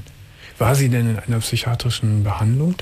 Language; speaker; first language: German; native; German